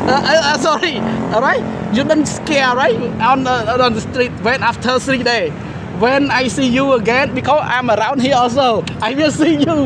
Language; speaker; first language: English; non-native, learner; Khmer